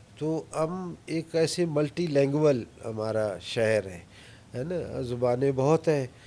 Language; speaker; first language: Urdu; non-native, local second language; Brahui